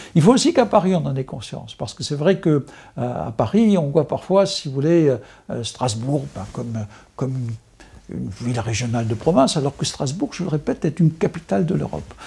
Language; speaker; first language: French; non-native, local second language; Swiss German